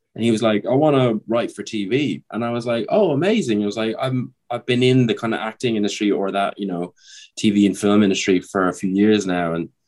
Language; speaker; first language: English; native; English